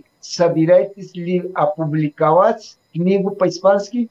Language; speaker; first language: Russian; non-native, fluent; Spanish